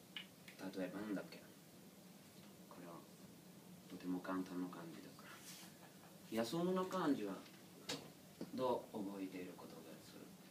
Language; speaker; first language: Japanese; non-native, learner; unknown